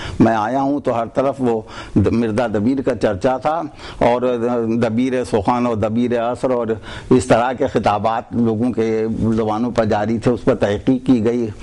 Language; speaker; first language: Urdu; native; Urdu